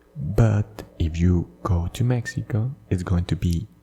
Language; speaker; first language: English; non-native, fluent; Spanish